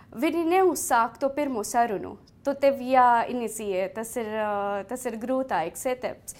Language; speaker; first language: Latvian; non-native, fluent; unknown